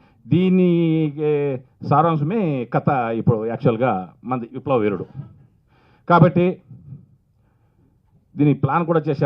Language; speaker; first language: Telugu; native; Telugu